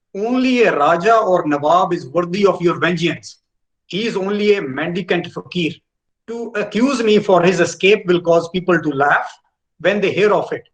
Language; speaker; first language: English; non-native, local second language; Punjabi